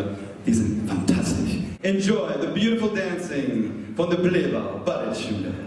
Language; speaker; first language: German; non-native, fluent; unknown